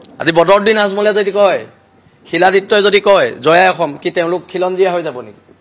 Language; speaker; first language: Assamese; native; Assamese